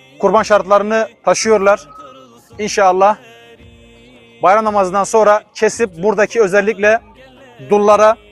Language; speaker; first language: Turkish; non-native, fluent; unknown